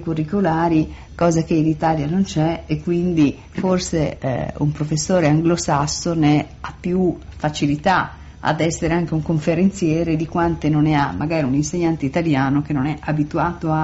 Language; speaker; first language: Italian; native; Italian